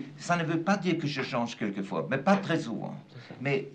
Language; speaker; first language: French; non-native, fluent; German